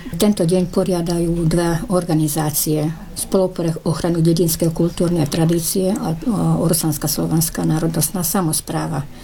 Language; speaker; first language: Slovak; early bilingual, heritage; Slovak